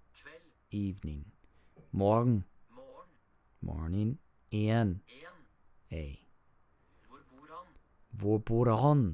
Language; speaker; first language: Norwegian; non-native, learner; English